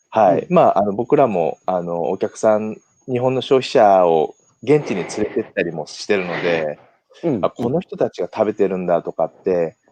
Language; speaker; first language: Japanese; native; Japanese